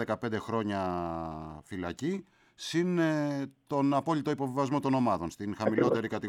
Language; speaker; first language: Greek; native; Greek